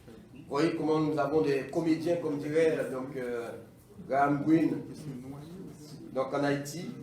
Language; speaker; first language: French; non-native, local second language; Haitian Creole